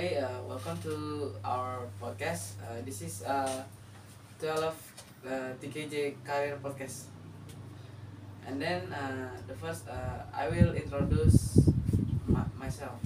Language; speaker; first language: English; non-native, learner; Indonesian